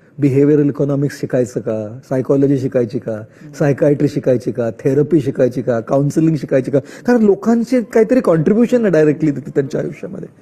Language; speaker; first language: Marathi; non-native, local second language; Marwari